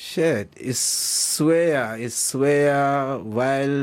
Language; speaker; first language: German; non-native, learner; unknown